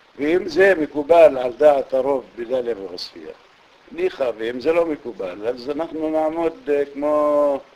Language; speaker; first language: Hebrew; non-native, local second language; Arabic